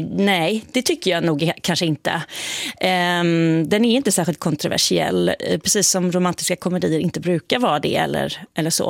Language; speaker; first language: Swedish; native; Swedish